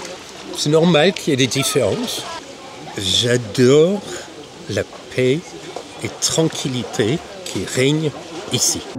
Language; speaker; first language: French; non-native, fluent; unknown